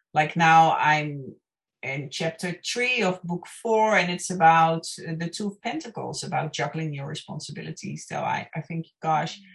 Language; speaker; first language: English; non-native, fluent; Dutch